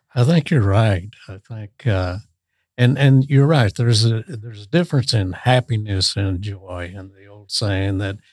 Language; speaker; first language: English; native; English